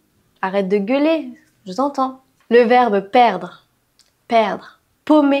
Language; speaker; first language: French; native; French